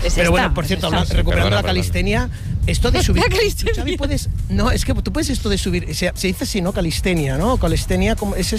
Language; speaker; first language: Spanish; native; Spanish